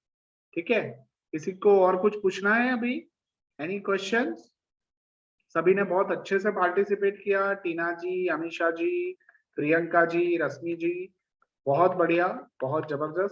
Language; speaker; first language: Hindi; native; Hindi